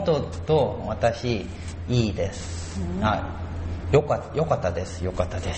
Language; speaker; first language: Japanese; non-native, learner; Korean